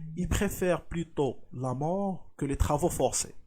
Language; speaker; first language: French; non-native, local second language; Arabic